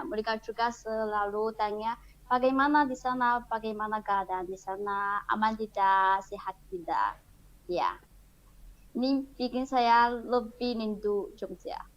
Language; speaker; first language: Indonesian; non-native, fluent; Chinese